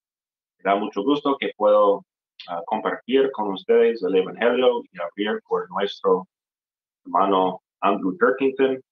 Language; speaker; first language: Spanish; non-native, fluent; English